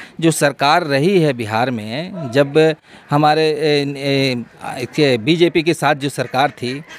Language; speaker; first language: Hindi; native; Hindi